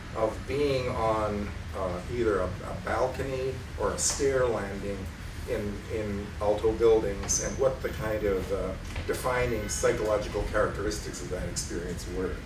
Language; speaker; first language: English; native; English